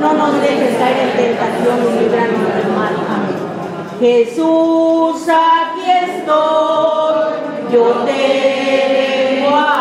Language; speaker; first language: Spanish; native; Spanish